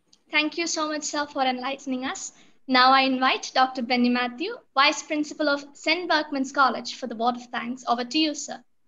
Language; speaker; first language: English; non-native, local second language; Malayalam